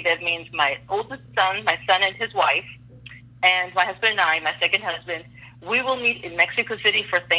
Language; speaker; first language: English; non-native, fluent; German